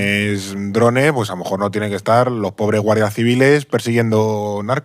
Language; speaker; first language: Spanish; native; Spanish